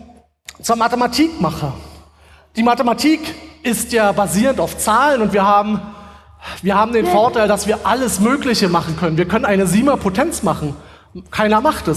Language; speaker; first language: German; native; German